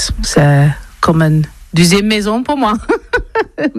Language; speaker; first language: French; non-native, learner; English